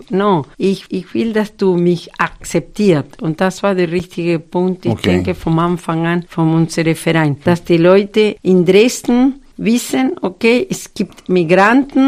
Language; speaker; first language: German; non-native, fluent; Spanish